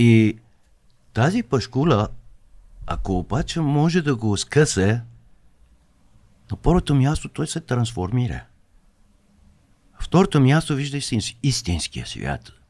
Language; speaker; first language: Bulgarian; non-native, fluent; Persian